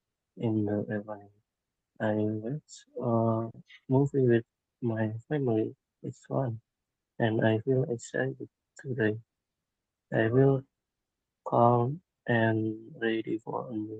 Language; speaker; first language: English; non-native, learner; Indonesian